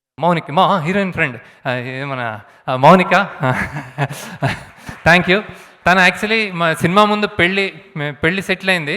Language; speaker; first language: Telugu; native; Telugu